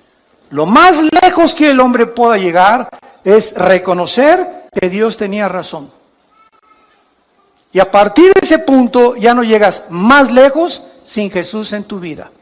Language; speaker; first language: Spanish; native; Spanish